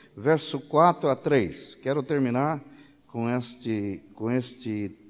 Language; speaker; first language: Portuguese; native; Portuguese